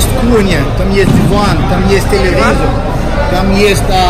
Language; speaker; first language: Russian; non-native, learner; Portuguese